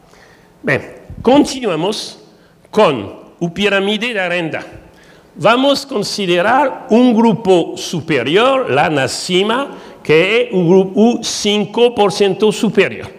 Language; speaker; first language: Portuguese; non-native, learner; French